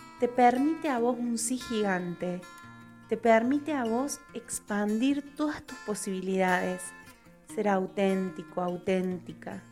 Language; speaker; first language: Spanish; native; Spanish